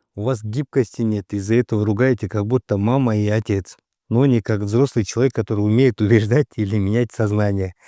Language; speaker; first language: Russian; non-native, local second language; Kyrgyz